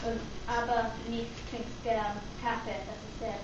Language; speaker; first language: German; non-native, learner; English